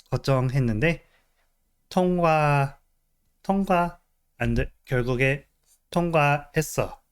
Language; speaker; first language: Korean; early bilingual, other home language; English